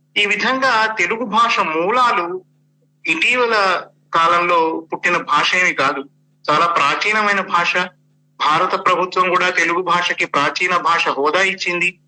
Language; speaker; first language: Telugu; native; Telugu